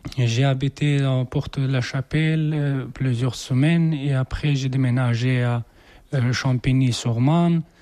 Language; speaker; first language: French; non-native, learner; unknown